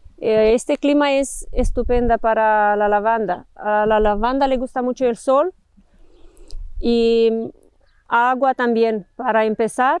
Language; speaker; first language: Spanish; non-native, fluent; Romanian